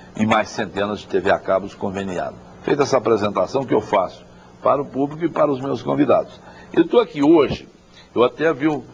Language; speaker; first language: Portuguese; native; Portuguese